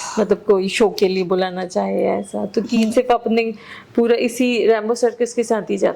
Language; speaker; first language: Hindi; native; Hindi